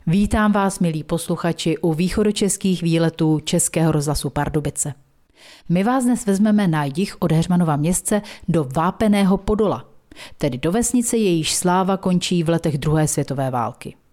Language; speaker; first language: Czech; native; Czech